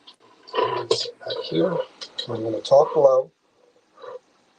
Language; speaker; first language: English; native; English